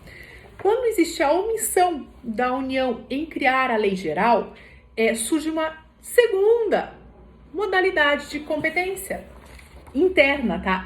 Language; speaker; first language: Portuguese; native; Portuguese